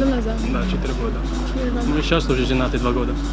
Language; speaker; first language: Russian; non-native, learner; Arabic